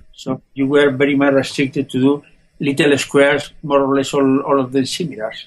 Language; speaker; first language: English; non-native, fluent; Spanish